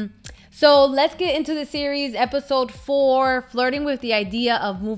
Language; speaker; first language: English; early bilingual, other home language; Spanish